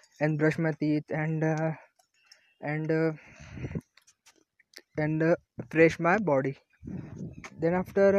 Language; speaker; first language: English; non-native, learner; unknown